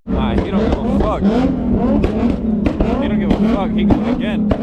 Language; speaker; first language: English; native; English